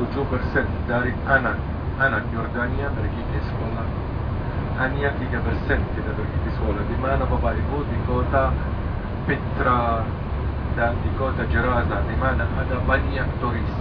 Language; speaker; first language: Indonesian; non-native, fluent; Arabic